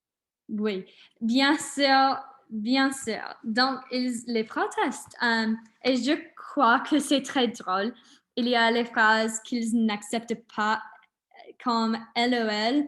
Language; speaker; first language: French; non-native, learner; English